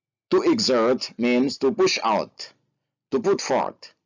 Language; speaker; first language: English; non-native, fluent; Indonesian